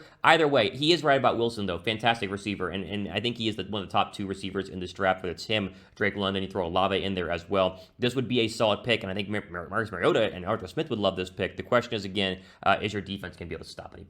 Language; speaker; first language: English; native; English